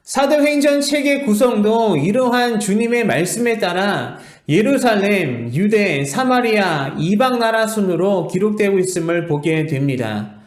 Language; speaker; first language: Korean; native; Korean